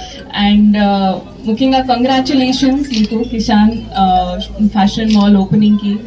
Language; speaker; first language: Telugu; non-native, local second language; Hindi